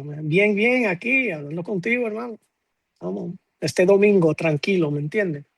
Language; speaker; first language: Spanish; non-native, fluent; English